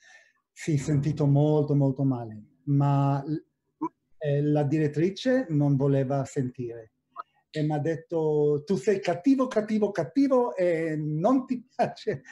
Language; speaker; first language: Italian; non-native, fluent; Hebrew